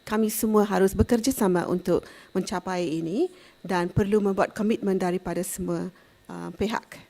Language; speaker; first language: Indonesian; non-native, fluent; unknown